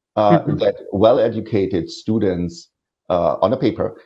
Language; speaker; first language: English; non-native, fluent; German